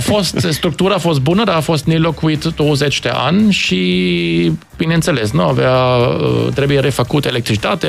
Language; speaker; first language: Romanian; non-native, fluent; German